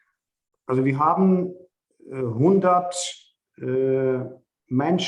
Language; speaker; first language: German; non-native, fluent; Ukrainian